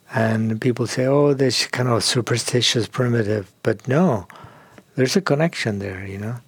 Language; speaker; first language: English; non-native, fluent; Spanish